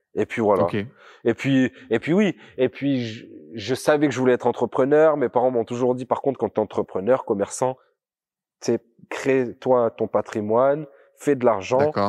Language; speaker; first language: French; native; French